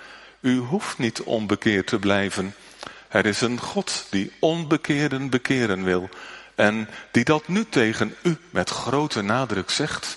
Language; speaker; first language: Dutch; native; Dutch